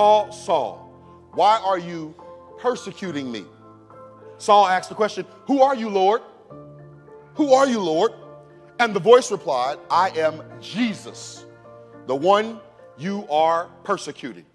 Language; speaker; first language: English; native; English